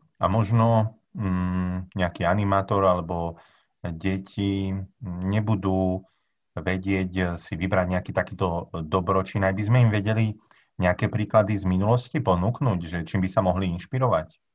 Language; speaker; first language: Slovak; native; Slovak